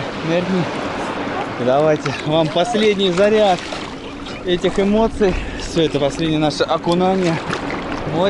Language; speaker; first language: Russian; native; Russian